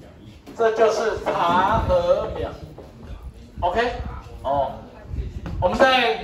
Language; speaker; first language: Chinese; native; Chinese